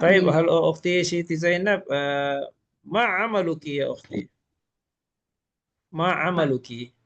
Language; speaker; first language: Arabic; non-native, fluent; Malay